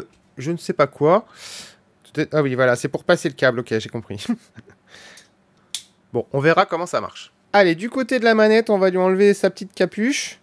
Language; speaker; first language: French; native; French